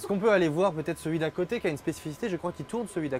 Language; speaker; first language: French; native; French